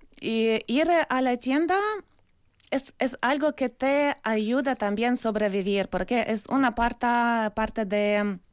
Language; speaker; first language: Spanish; non-native, learner; Ukrainian